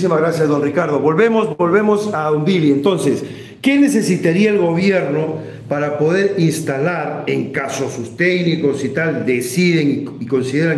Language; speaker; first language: Spanish; native; Spanish